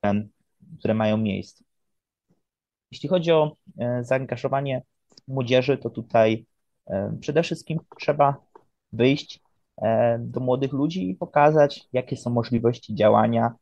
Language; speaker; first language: Polish; native; Polish